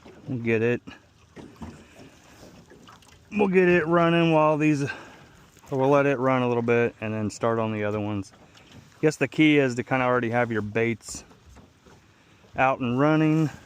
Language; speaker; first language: English; native; English